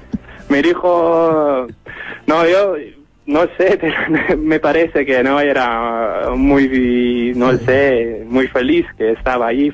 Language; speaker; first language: Spanish; non-native, learner; Dutch